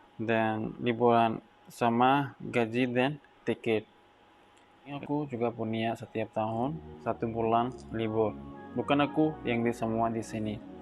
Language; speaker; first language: Indonesian; non-native, learner; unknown